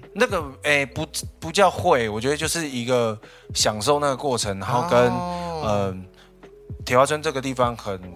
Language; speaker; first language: Chinese; non-native, local second language; Hakka Chinese